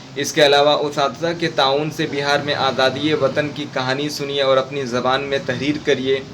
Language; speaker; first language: Urdu; native; Urdu